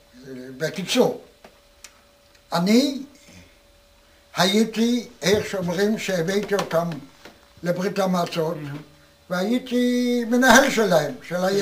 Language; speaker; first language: Hebrew; non-native, fluent; Polish